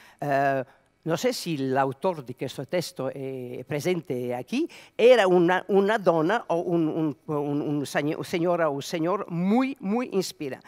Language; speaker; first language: Italian; non-native, learner; Serbian